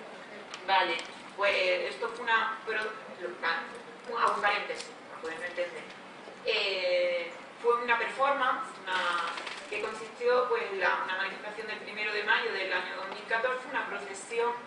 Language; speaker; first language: Spanish; native; Spanish